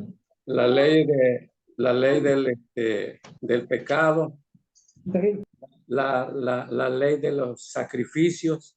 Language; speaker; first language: Spanish; native; Spanish